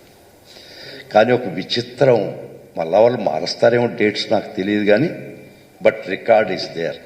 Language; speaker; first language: Telugu; native; Telugu